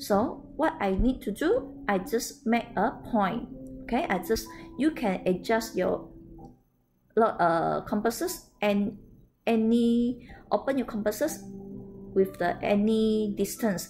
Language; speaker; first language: English; non-native, local second language; Chinese